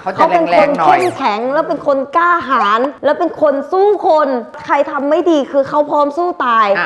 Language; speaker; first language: Thai; early bilingual, other home language; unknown